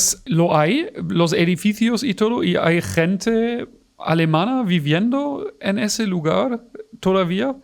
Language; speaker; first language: Spanish; non-native, fluent; German